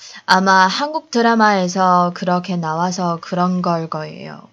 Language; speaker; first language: Korean; non-native, fluent; Chinese